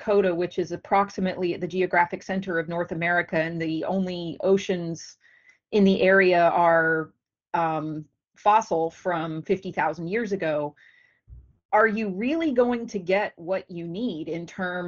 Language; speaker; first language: English; native; English